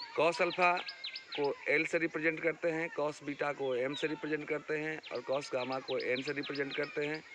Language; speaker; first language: Hindi; native; Hindi